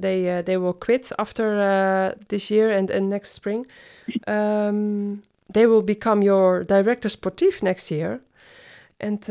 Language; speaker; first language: English; non-native, fluent; Dutch